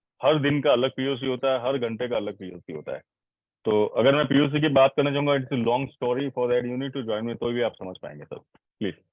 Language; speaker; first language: Hindi; native; Hindi